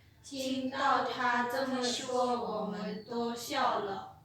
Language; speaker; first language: Chinese; non-native, learner; Lao